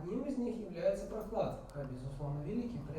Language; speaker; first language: Russian; native; Russian